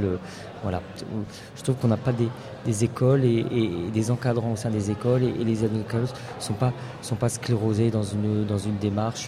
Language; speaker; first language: French; native; French